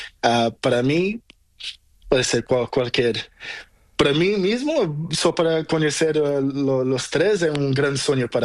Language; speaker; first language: Spanish; non-native, learner; Portuguese